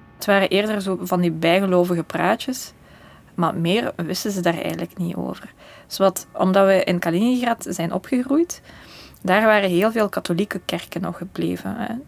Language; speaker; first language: Dutch; early bilingual, other home language; Russian